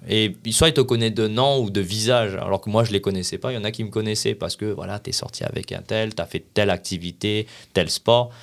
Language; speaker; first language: French; native; French